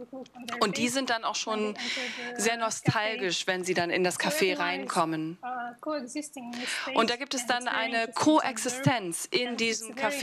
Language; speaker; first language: German; non-native, fluent; Russian